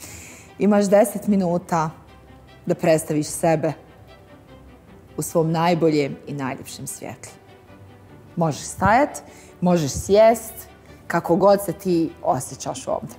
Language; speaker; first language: Croatian; native; Croatian